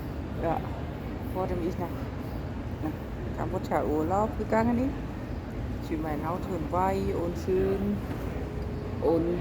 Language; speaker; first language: German; non-native, learner; Khmer